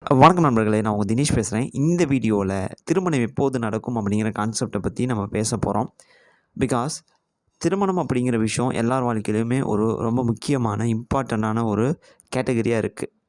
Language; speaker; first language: Tamil; native; Tamil